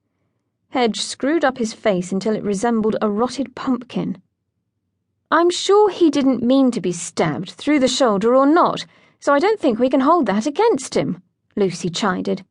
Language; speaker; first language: English; native; English